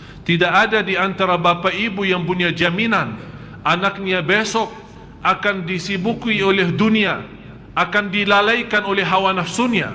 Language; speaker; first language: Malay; non-native, fluent; Arabic